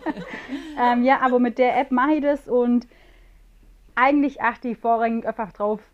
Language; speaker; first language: German; native; German